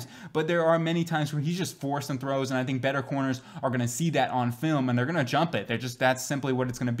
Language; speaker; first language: English; native; English